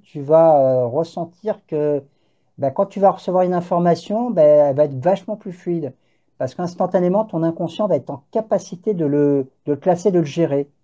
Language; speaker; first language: French; native; French